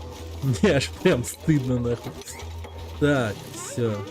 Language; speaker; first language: Russian; native; Russian